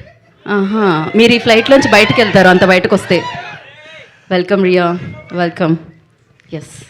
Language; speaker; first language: Telugu; native; Telugu